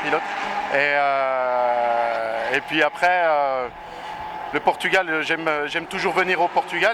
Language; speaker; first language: French; native; French